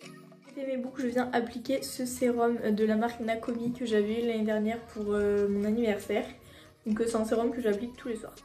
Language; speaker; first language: French; native; French